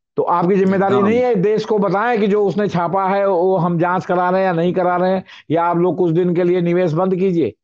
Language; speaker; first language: Hindi; native; Hindi